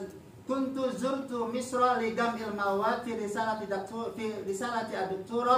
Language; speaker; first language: Arabic; non-native, fluent; Indonesian